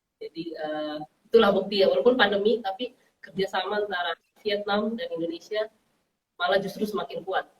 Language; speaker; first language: Indonesian; native; Indonesian